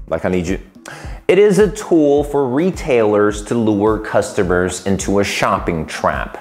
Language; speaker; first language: English; non-native, fluent; Chinese